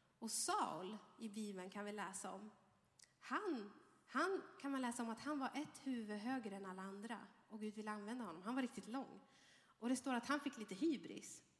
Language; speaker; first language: Swedish; early bilingual, other home language; Arabic